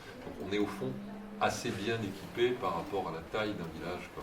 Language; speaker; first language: French; native; French